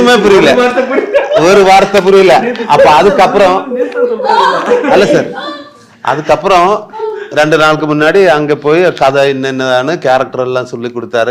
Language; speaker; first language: Tamil; non-native, learner; Malayalam